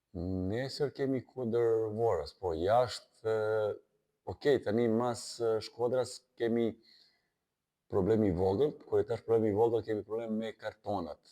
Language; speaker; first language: Albanian; non-native, learner; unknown